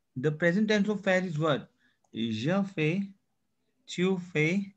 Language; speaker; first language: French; non-native, fluent; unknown